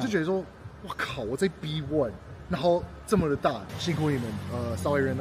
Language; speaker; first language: Chinese; non-native, fluent; Turkish